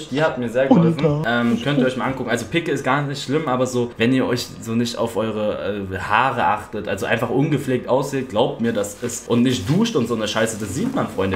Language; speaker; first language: German; native; German